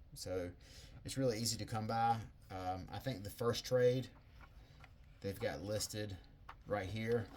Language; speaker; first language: English; native; English